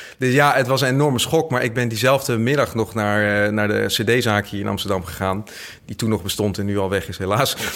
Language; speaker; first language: Dutch; native; Dutch